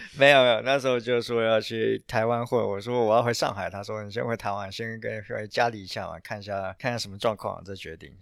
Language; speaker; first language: Chinese; native; Chinese